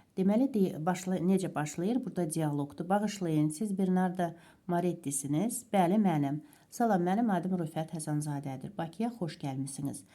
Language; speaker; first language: Azerbaijani; native; Azerbaijani